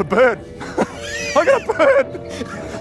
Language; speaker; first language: English; native; English